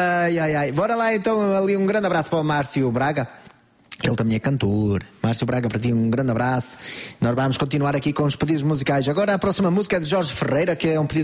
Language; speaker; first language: Portuguese; native; Portuguese